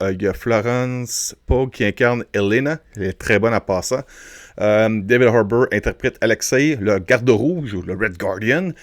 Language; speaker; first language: French; native; French